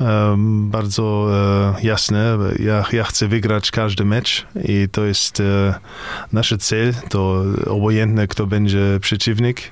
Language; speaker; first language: Polish; non-native, learner; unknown